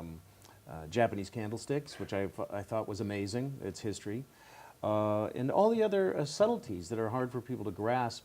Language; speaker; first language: English; native; English